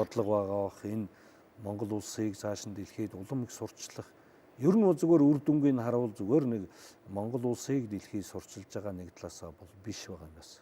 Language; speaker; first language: Mongolian; native; Mongolian